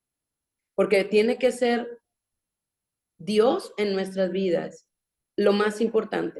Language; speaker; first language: Spanish; native; Spanish